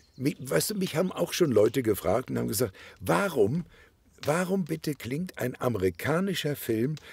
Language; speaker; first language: German; native; German